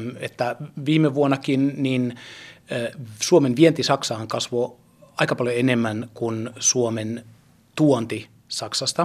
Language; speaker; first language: Finnish; early bilingual, heritage; German